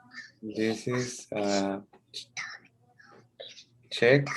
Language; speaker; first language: English; non-native, learner; Spanish